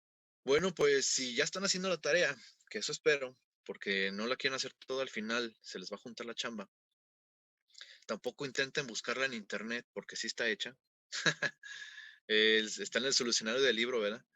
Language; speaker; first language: Spanish; native; Spanish